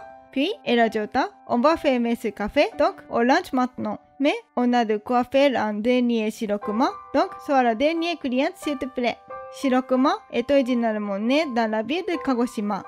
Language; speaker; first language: French; non-native, fluent; Japanese